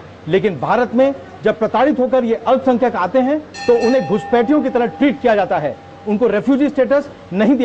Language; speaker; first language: Hindi; native; Hindi